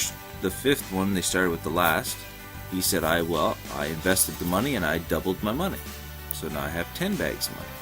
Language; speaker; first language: English; native; English